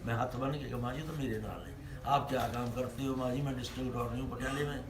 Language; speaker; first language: Hindi; non-native, local second language; Punjabi